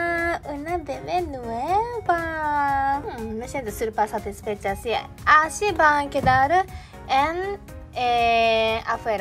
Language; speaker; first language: Spanish; non-native, learner; Japanese